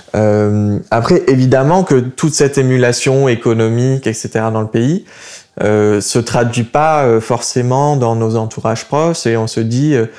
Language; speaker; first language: French; early bilingual, other home language; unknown